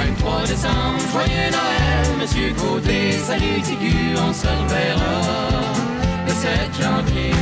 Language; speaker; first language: French; native; French